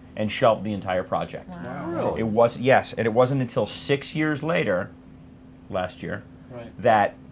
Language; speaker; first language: English; native; English